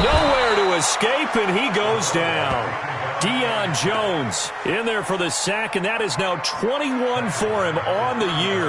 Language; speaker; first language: English; native; English